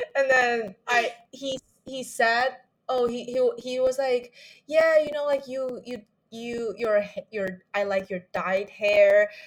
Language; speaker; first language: English; non-native, fluent; Chinese